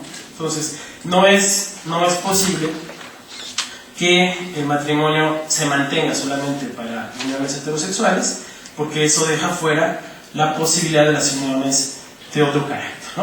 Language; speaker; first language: Spanish; native; Spanish